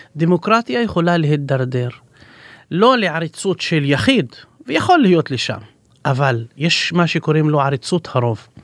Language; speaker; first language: Hebrew; non-native, local second language; Arabic